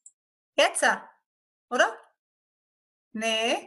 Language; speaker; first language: German; native; German